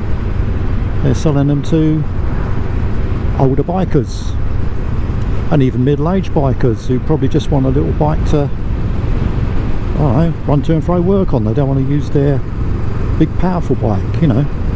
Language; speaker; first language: English; native; English